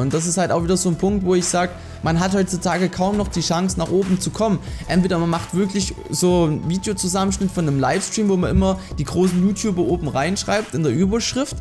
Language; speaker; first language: German; native; German